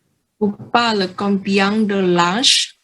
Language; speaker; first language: French; non-native, learner; Vietnamese